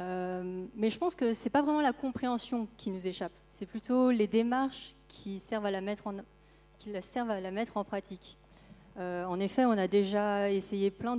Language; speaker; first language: French; native; French